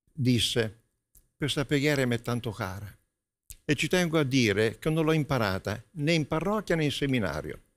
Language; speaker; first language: Italian; native; Italian